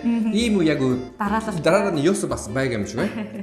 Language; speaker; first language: Mongolian; non-native, fluent; Japanese